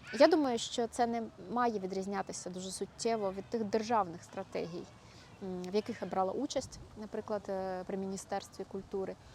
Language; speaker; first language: Ukrainian; native; Ukrainian